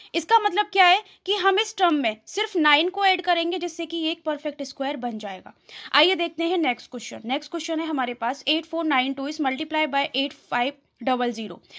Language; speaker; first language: Hindi; native; Hindi